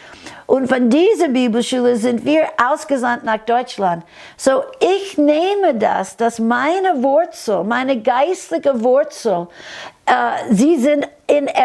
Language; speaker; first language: German; non-native, fluent; English